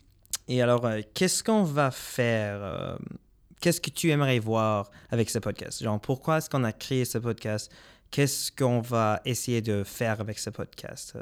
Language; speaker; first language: French; non-native, local second language; English